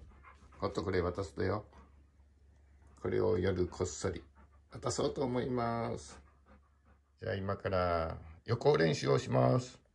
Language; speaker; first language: Japanese; native; Japanese